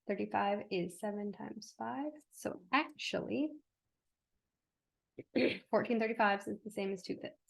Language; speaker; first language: English; native; English